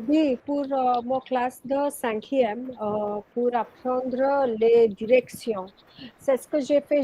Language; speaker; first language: French; non-native, fluent; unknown